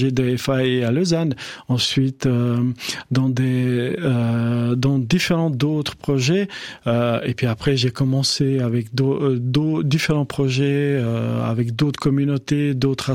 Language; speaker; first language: French; non-native, fluent; Albanian